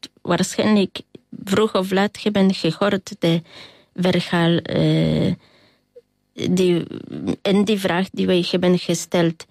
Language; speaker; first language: Dutch; non-native, fluent; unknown